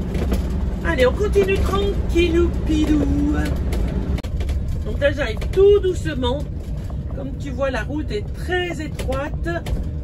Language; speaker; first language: French; native; French